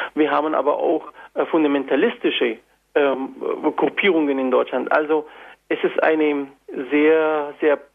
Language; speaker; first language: German; non-native, fluent; Turkish